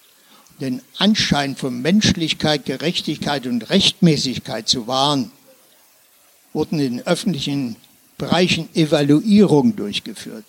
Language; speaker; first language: German; native; German